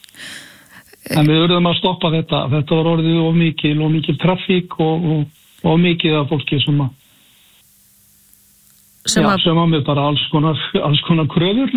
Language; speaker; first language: Icelandic; native; Icelandic